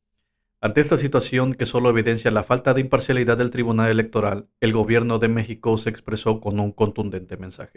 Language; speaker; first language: Spanish; native; Spanish